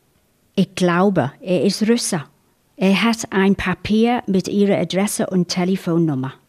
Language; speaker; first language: German; non-native, fluent; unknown